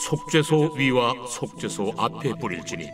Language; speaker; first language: Korean; native; Korean